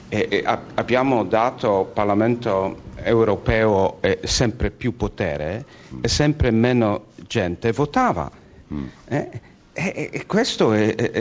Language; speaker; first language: Italian; non-native, fluent; Polish